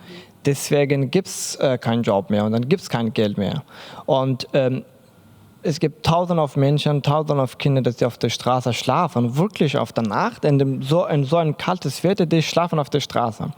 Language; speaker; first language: German; non-native, learner; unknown